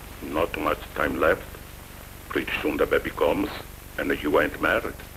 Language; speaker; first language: English; non-native, fluent; Italian